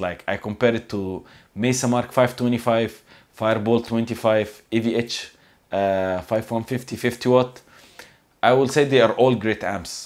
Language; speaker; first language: English; non-native, fluent; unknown